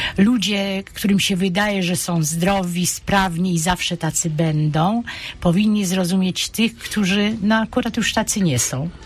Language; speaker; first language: Polish; native; Polish